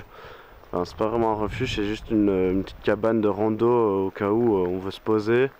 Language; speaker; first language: French; native; French